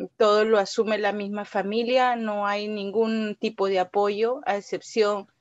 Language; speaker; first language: Spanish; native; Spanish